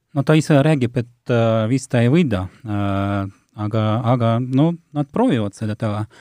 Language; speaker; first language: Estonian; non-native, local second language; Russian